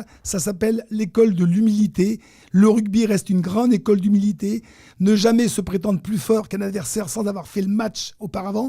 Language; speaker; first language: French; native; French